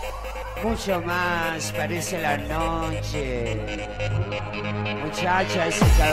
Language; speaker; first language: Spanish; non-native, learner; Italian